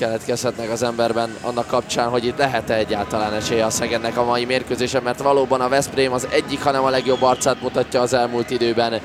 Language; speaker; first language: Hungarian; native; Hungarian